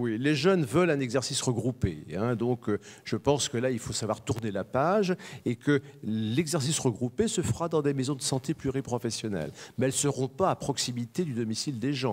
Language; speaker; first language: French; native; French